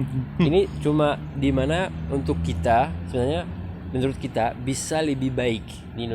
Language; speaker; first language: Indonesian; non-native, fluent; French